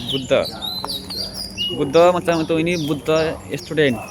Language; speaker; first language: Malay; non-native, learner; Nepali